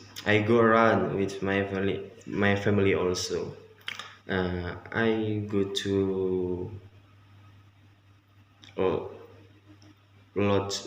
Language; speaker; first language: English; non-native, learner; Indonesian